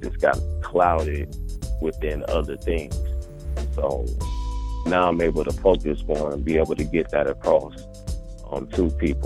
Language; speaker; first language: English; native; English